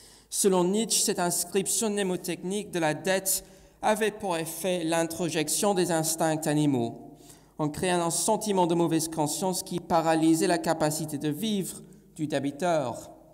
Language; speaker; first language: French; non-native, fluent; English